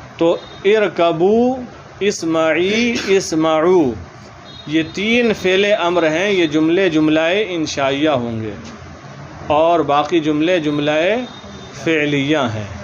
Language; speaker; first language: Urdu; native; Urdu